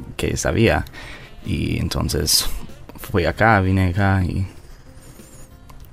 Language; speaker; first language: Spanish; non-native, learner; English